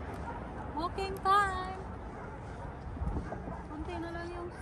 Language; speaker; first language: Filipino; non-native, local second language; Cebuano